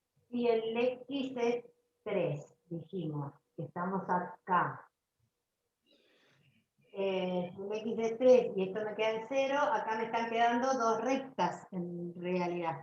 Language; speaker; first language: Spanish; native; Spanish